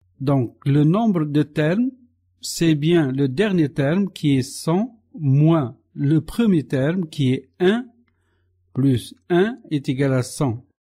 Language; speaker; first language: French; non-native, local second language; Arabic